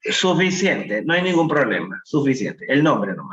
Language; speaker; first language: Spanish; native; Spanish